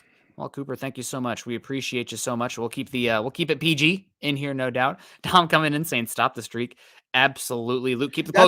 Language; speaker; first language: English; native; English